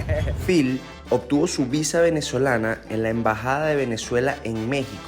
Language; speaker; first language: Spanish; native; Spanish